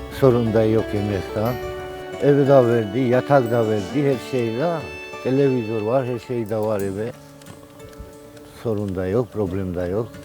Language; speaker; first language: Turkish; non-native, learner; Georgian